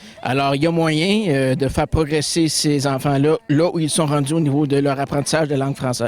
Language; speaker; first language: French; native; French